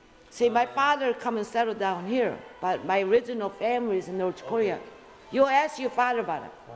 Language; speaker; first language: English; non-native, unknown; Korean